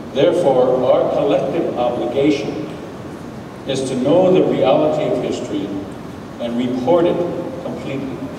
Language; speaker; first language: English; native; English